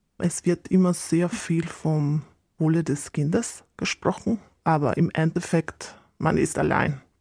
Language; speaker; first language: German; non-native, fluent; Spanish